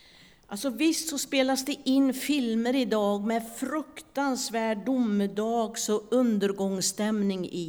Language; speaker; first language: Swedish; native; Swedish